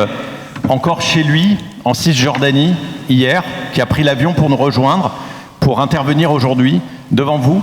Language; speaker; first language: French; native; French